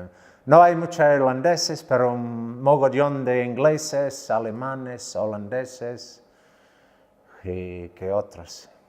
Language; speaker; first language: Spanish; non-native, learner; English